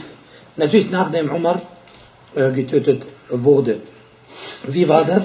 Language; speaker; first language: German; non-native, fluent; Arabic